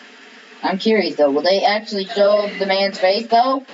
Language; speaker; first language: English; native; English